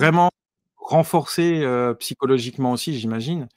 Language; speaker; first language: French; native; French